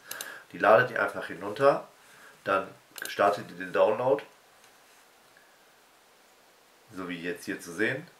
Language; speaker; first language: German; native; German